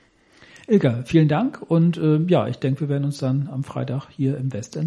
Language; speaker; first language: German; native; German